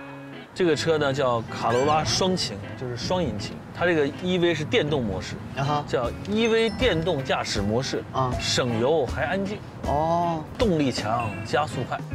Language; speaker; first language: Chinese; native; Chinese